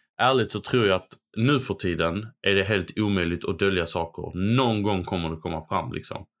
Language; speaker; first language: Swedish; non-native, fluent; Arabic